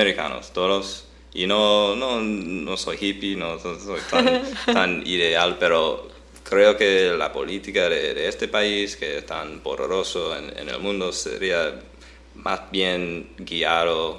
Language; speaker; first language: Spanish; non-native, fluent; English